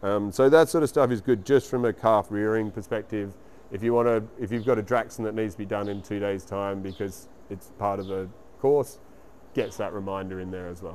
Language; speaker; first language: English; native; English